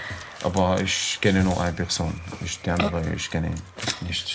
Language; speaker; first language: German; non-native, learner; Arabic